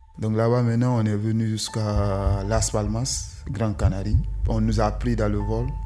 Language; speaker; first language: French; non-native, local second language; Susu